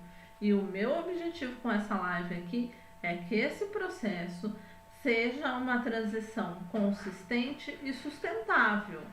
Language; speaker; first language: Portuguese; native; Portuguese